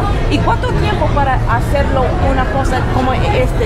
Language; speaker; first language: Spanish; non-native, learner; English